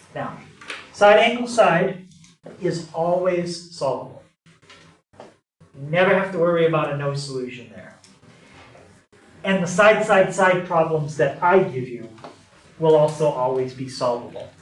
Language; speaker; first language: English; native; English